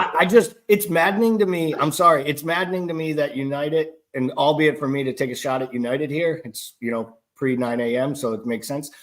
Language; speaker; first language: English; native; English